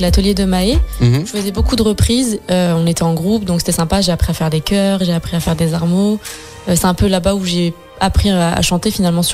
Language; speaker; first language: French; native; French